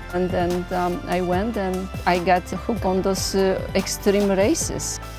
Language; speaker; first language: English; non-native, fluent; Polish